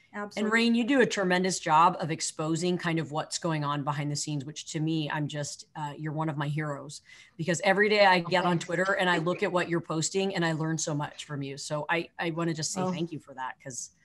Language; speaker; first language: English; native; English